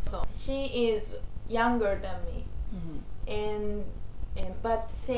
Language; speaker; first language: English; non-native, learner; Japanese